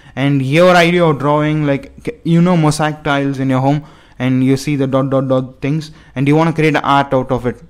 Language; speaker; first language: English; non-native, local second language; Tamil